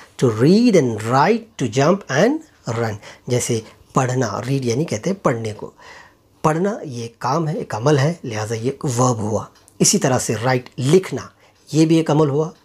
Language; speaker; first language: Urdu; native; Urdu